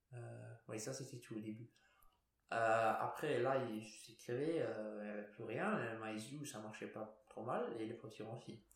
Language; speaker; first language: French; non-native, local second language; Luxembourgish